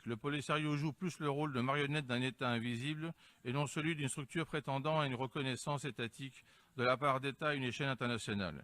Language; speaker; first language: French; non-native, fluent; Greek